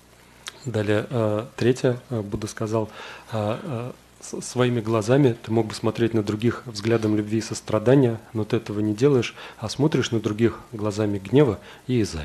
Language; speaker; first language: Russian; native; Russian